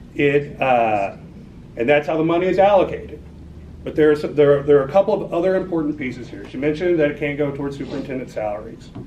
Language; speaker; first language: English; native; English